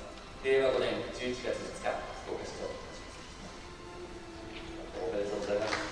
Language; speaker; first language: Japanese; native; Japanese